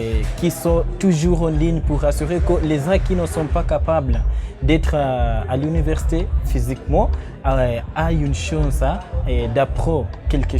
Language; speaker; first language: French; non-native, learner; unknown